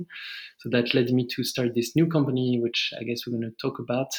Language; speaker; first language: English; non-native, fluent; French